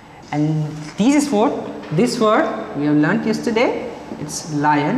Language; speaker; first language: English; non-native, local second language; Marathi